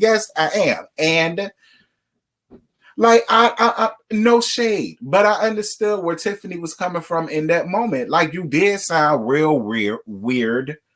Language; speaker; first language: English; native; English